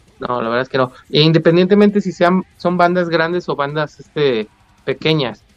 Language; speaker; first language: Spanish; native; Spanish